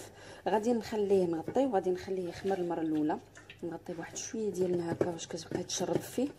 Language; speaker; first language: Arabic; native; Arabic